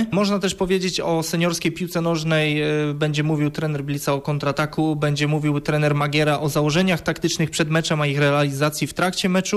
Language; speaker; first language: Polish; native; Polish